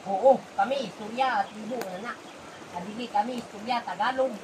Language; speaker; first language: Cebuano; non-native, local second language; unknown